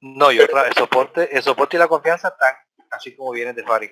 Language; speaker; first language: Spanish; native; Spanish